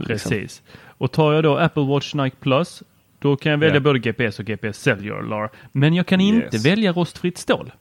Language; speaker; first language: Swedish; native; Swedish